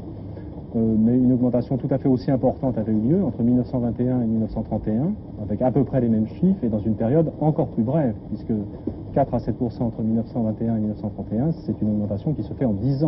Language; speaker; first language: French; native; French